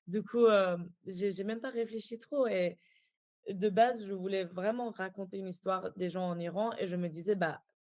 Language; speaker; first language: French; non-native, fluent; Persian